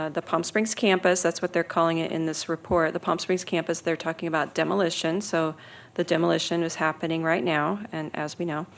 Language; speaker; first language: English; native; English